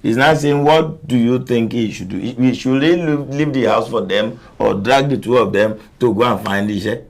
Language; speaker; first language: English; non-native, local second language; Yoruba